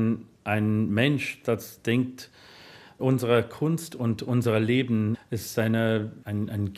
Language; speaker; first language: German; non-native, learner; English